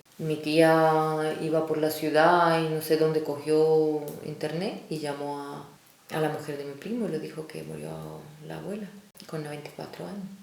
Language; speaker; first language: Spanish; non-native, fluent; Russian